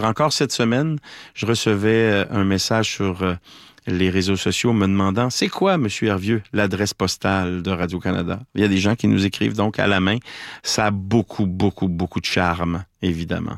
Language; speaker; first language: French; native; French